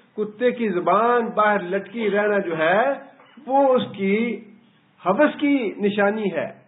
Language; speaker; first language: Urdu; non-native, local second language; Punjabi